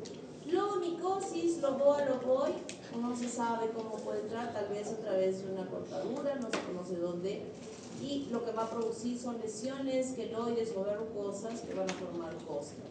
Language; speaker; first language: Spanish; native; Spanish